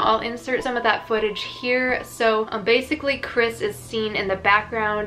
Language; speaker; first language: English; native; English